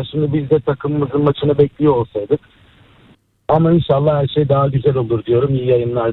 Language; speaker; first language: Turkish; native; Turkish